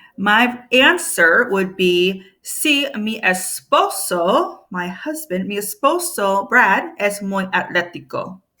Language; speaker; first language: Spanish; non-native, fluent; English